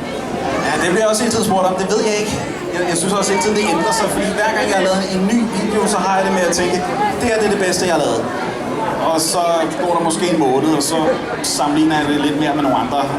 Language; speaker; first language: Danish; native; Danish